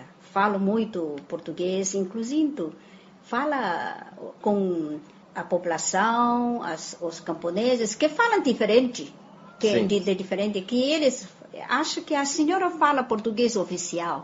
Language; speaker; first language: Portuguese; non-native, fluent; Chinese